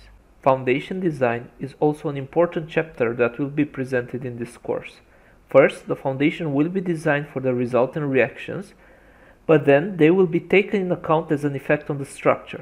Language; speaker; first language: English; non-native, fluent; Romanian